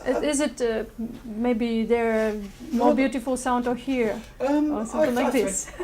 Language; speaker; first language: English; non-native, learner; Russian